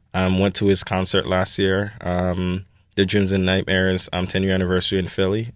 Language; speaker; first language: English; non-native, fluent; Haitian Creole